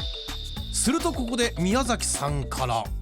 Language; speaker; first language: Japanese; native; Japanese